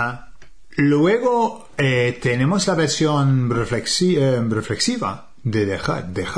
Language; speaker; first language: Spanish; non-native, fluent; English